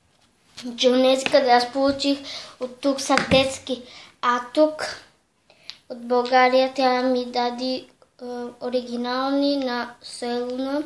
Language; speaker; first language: Bulgarian; early bilingual, heritage; Bulgarian